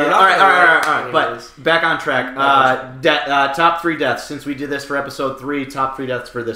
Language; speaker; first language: English; native; English